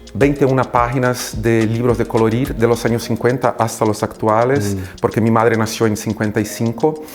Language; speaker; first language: Spanish; non-native, fluent; Portuguese